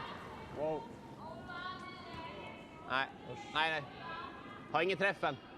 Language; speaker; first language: Swedish; native; Swedish